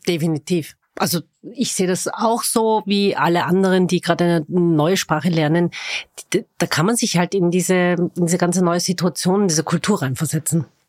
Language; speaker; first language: German; native; German